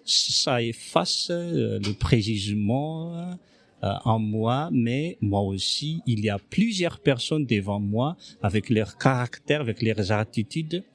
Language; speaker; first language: French; non-native, local second language; Malagasy